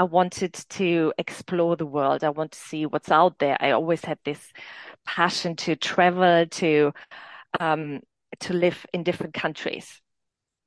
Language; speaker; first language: English; non-native, fluent; German